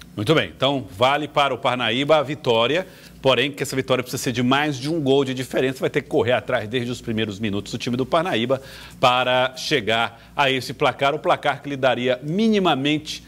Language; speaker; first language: Portuguese; native; Portuguese